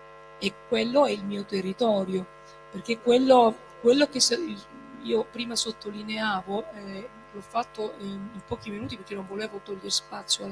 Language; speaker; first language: Italian; native; Italian